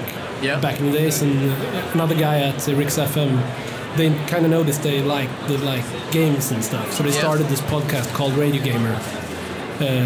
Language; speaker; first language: English; non-native, fluent; Swedish